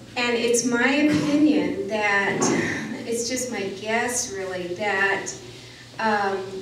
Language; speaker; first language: English; native; English